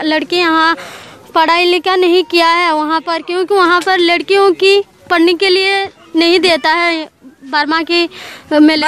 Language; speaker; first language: Hindi; non-native, learner; Rohingya